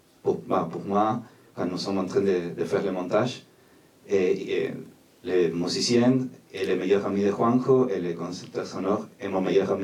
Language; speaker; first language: French; non-native, fluent; Spanish